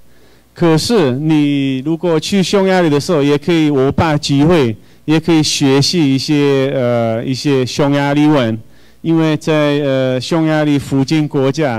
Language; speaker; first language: Chinese; non-native, fluent; Hungarian